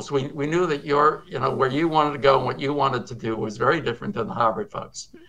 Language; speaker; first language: English; native; English